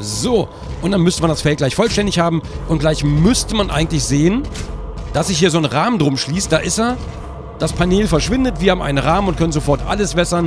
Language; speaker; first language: German; native; German